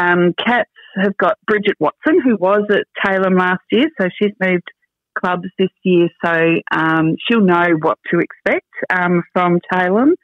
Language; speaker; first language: English; native; English